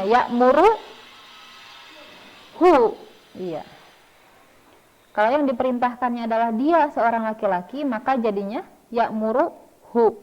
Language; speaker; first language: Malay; non-native, local second language; Sundanese